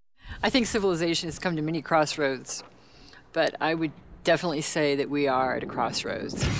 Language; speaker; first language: English; native; English